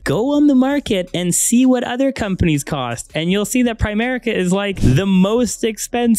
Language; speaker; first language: English; native; English